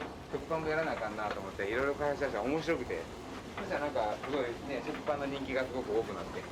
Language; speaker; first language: Japanese; native; Japanese